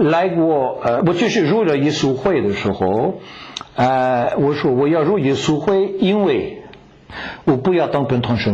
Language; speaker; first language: Chinese; non-native, fluent; French